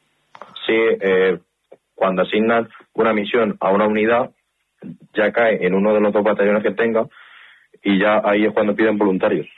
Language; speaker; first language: Spanish; native; Spanish